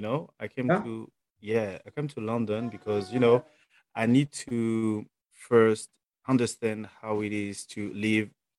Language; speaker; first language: English; non-native, fluent; French